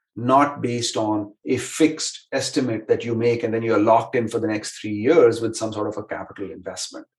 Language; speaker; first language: English; non-native, local second language; Hindi